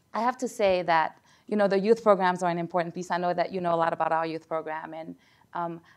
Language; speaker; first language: English; early bilingual, other home language; Haitian Creole